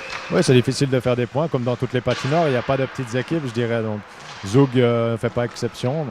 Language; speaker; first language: French; native; French